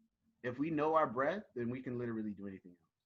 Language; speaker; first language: English; native; English